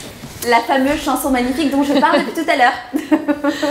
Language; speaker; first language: French; native; French